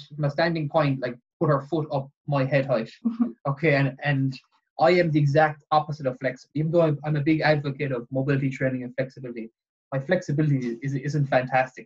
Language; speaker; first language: English; native; English